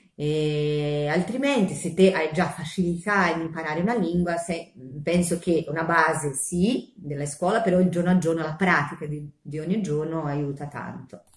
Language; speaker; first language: Italian; non-native, fluent; Portuguese